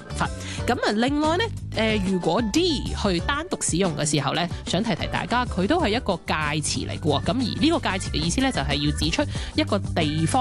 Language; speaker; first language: Cantonese; early bilingual, heritage; Cantonese